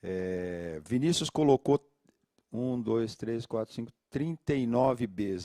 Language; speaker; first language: Portuguese; native; Portuguese